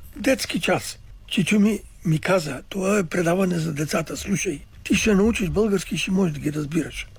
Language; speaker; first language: Bulgarian; early bilingual, other home language; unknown